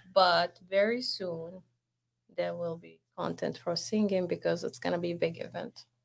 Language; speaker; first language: English; non-native, fluent; Arabic